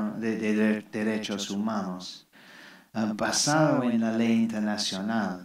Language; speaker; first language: Spanish; non-native, fluent; English